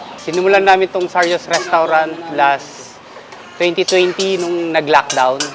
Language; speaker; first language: Filipino; non-native, local second language; Iloko